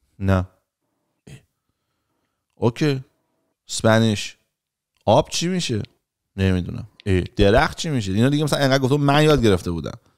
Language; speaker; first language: Persian; native; Persian